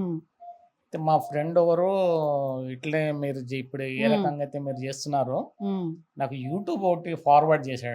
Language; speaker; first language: Telugu; native; Telugu